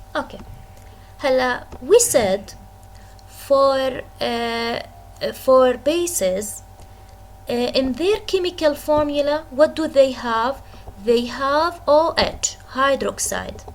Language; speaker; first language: English; non-native, fluent; Arabic